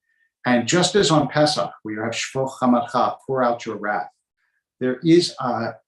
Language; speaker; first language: English; native; English